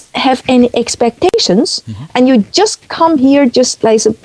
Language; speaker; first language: English; non-native, fluent; Chinese